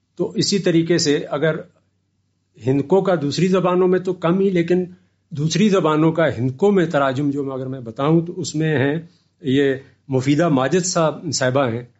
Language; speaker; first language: Urdu; non-native, local second language; Northern Hindko